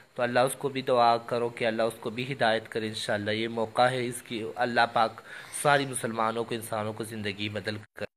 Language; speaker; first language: Urdu; non-native, local second language; Pashto